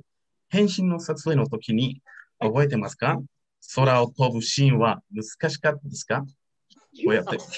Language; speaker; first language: Japanese; non-native, learner; Spanish